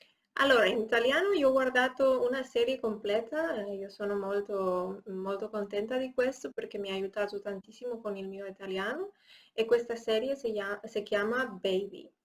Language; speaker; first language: Italian; non-native, learner; Spanish